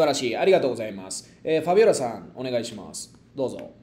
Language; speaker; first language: Japanese; non-native, fluent; Spanish